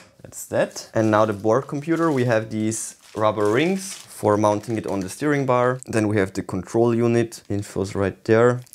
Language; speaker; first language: English; non-native, fluent; German